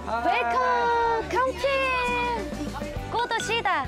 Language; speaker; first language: English; non-native, learner; Korean